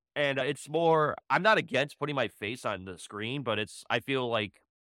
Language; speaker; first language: English; native; English